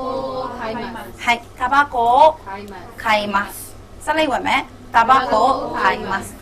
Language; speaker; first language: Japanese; non-native, fluent; Burmese